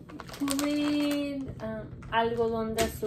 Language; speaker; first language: Spanish; early bilingual, heritage; English